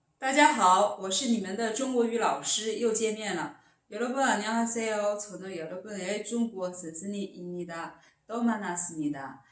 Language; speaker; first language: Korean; non-native, learner; Chinese